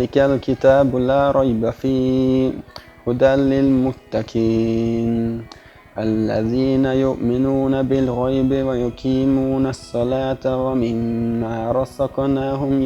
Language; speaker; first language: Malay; non-native, fluent; Swedish